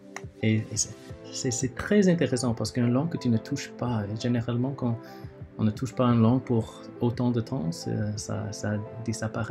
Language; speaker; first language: French; early bilingual, other home language; Chinese